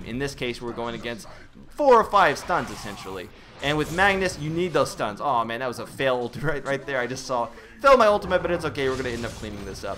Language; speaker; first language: English; native; English